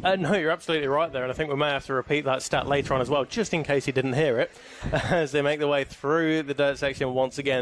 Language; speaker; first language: English; native; English